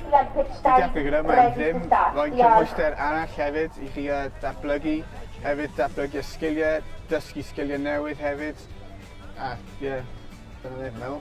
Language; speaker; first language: Welsh; non-native, local second language; English